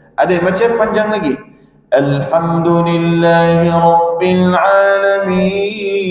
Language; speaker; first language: Malay; non-native, fluent; Arabic